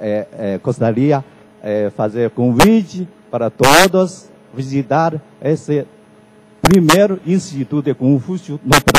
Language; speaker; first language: Portuguese; non-native, fluent; Chinese